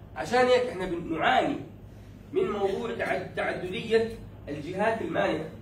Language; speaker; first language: Arabic; native; Arabic